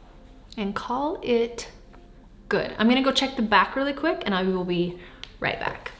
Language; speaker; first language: English; native; English